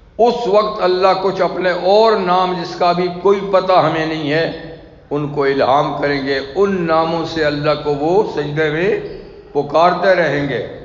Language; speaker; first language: Urdu; non-native, local second language; Pashto